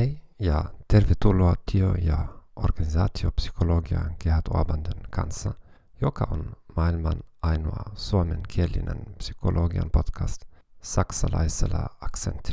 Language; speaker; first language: Finnish; non-native, fluent; German